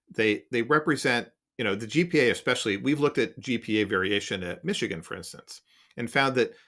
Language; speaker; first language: English; native; English